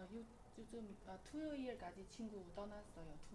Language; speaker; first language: Korean; non-native, learner; Chinese